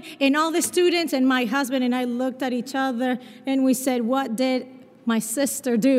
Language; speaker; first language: English; non-native, fluent; Spanish